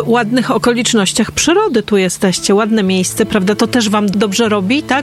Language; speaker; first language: Polish; native; Polish